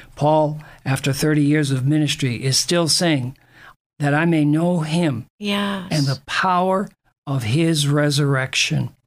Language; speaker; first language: English; native; English